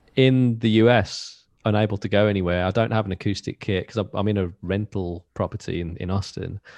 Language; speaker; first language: English; native; English